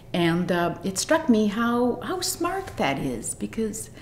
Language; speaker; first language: English; native; English